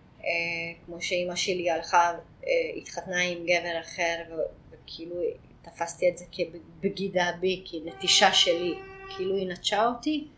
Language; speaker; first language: Hebrew; non-native, fluent; Hungarian